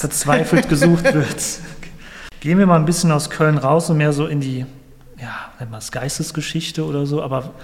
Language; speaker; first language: German; native; German